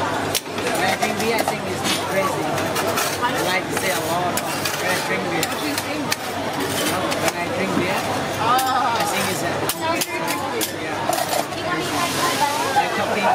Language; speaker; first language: English; non-native, learner; Khmer